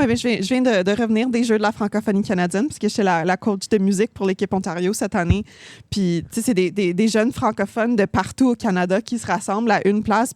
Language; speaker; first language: French; native; French